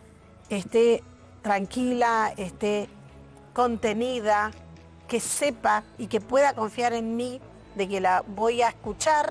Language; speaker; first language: Spanish; native; Spanish